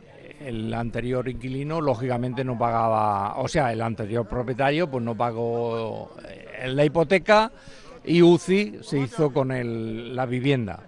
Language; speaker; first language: Spanish; native; Spanish